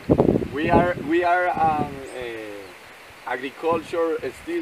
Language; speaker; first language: English; non-native, learner; Spanish